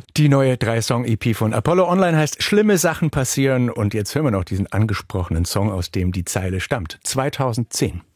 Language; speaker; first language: German; native; German